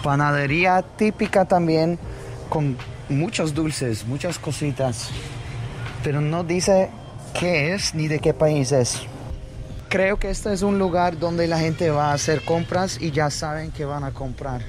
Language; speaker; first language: Spanish; non-native, fluent; Russian